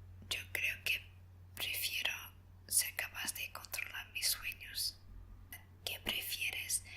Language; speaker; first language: Spanish; non-native, fluent; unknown